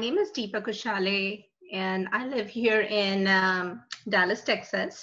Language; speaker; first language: English; non-native, local second language; Hindi